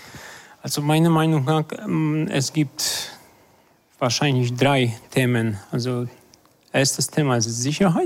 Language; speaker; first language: German; non-native, fluent; Polish